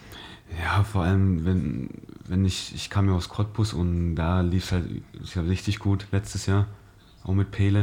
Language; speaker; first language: German; native; German